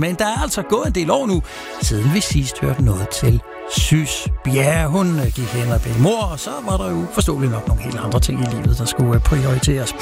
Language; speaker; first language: Danish; native; Danish